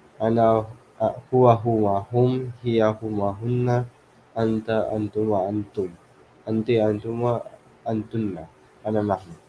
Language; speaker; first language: Arabic; non-native, learner; Filipino